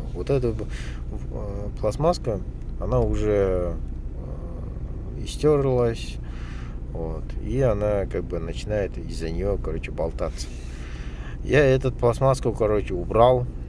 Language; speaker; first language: Russian; non-native, local second language; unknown